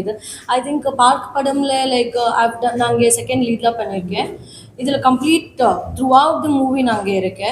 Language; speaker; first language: Tamil; non-native, learner; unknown